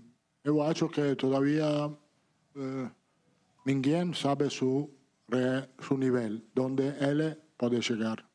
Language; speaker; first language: Portuguese; non-native, learner; Italian